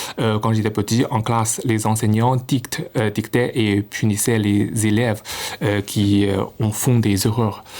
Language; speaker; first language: French; non-native, fluent; Chinese